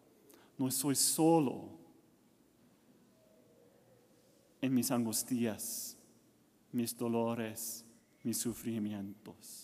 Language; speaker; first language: Spanish; non-native, learner; English